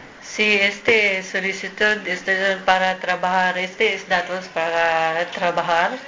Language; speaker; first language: Spanish; non-native, learner; Filipino